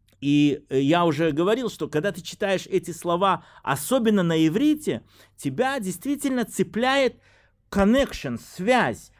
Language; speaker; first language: Russian; native; Russian